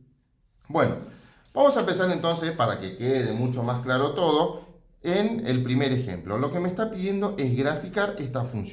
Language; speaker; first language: Spanish; native; Spanish